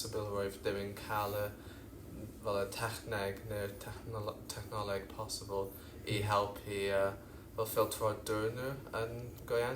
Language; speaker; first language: Welsh; non-native, local second language; English